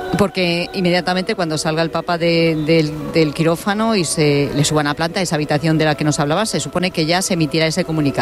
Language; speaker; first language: Spanish; native; Spanish